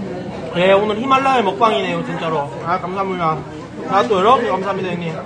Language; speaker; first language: Korean; native; Korean